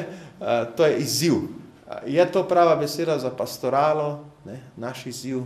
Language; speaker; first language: Slovenian; native; Slovenian